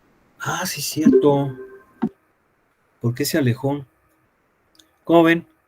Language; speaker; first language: Spanish; native; Spanish